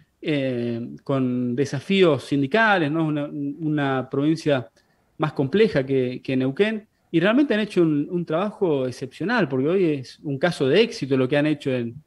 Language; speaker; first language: Spanish; native; Spanish